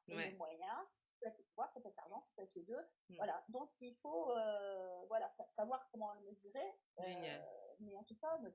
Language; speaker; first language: French; native; French